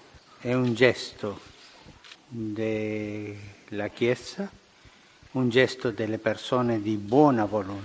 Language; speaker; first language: Italian; early bilingual, heritage; Spanish